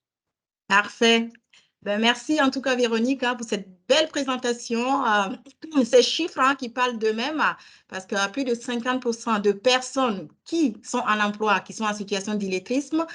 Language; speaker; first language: French; native; French